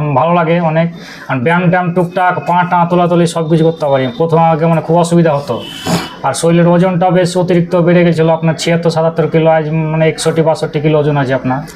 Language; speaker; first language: Bangla; native; Bangla